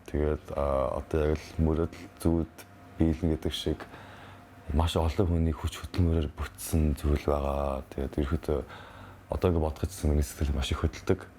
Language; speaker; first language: Mongolian; early bilingual, heritage; Mongolian